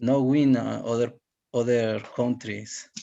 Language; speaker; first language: English; non-native, learner; Spanish